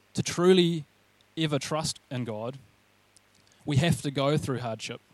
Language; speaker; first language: English; native; English